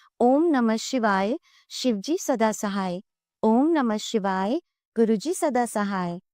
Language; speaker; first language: Hindi; non-native, local second language; Bangla